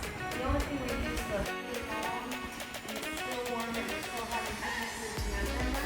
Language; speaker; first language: English; native; English